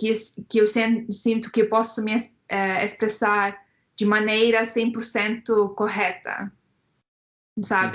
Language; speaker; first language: Portuguese; non-native, fluent; Estonian